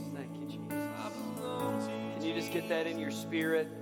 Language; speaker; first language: English; native; English